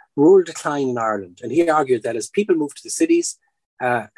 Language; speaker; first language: English; native; English